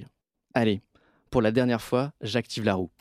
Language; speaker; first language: French; native; French